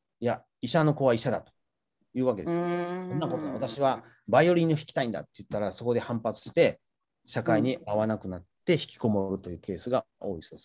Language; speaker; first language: Japanese; native; Japanese